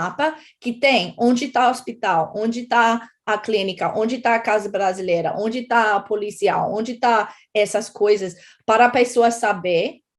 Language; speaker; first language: Portuguese; non-native, fluent; English